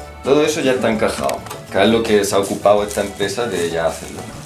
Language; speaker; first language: Spanish; native; Spanish